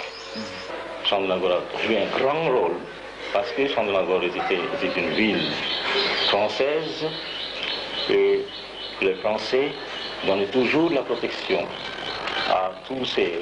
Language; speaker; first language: French; non-native, local second language; Bangla